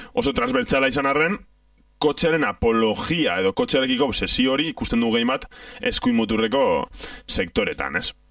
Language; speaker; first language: Basque; native; Basque